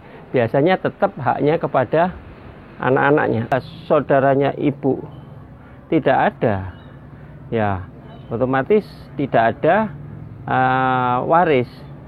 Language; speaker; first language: Indonesian; native; Indonesian